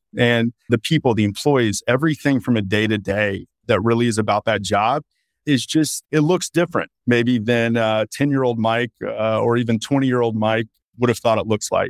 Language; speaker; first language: English; native; English